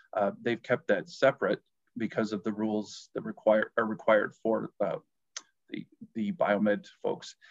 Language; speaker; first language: English; native; English